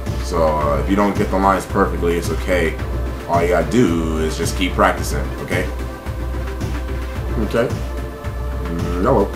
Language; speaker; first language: English; native; English